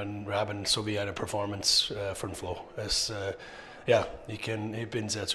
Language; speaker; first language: German; non-native, fluent; English